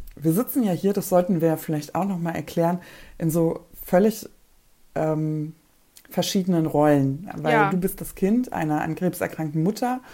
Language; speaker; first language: German; early bilingual, other home language; Polish